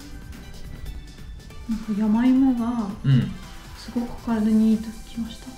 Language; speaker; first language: Japanese; non-native, fluent; Russian